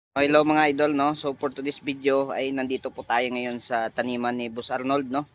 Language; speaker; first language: Filipino; non-native, local second language; Cebuano